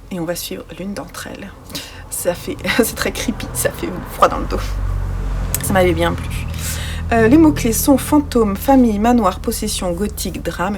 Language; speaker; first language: French; native; French